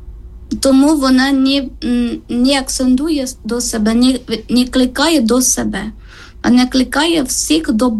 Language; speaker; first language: Ukrainian; non-native, learner; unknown